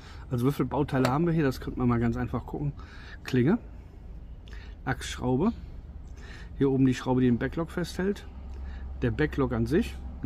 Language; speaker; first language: German; native; German